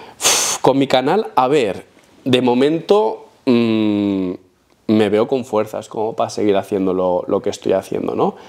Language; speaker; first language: Spanish; native; Spanish